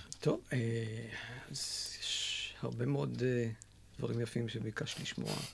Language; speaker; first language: Hebrew; native; Hebrew